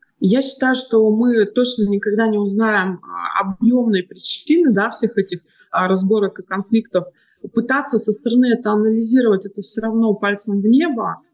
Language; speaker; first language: Russian; native; Russian